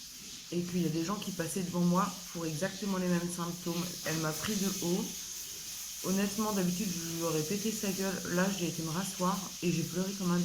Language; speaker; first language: French; native; French